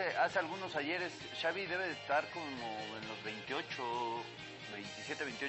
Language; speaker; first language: Spanish; native; Spanish